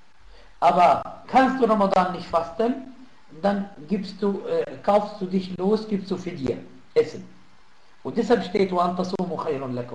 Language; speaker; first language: German; non-native, fluent; Arabic